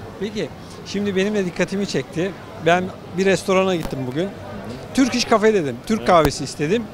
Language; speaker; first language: Turkish; native; Turkish